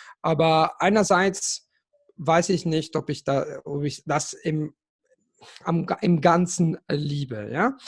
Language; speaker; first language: German; non-native, fluent; Italian